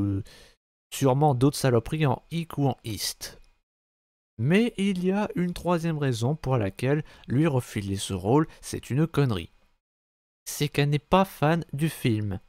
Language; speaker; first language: French; native; French